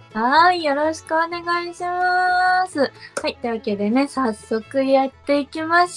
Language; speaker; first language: Japanese; native; Japanese